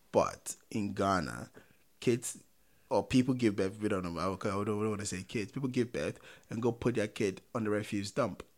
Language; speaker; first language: English; non-native, local second language; Akan